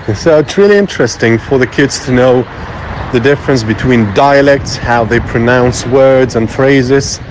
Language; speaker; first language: English; non-native, fluent; Arabic